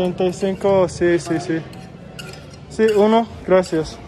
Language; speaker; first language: Spanish; non-native, learner; English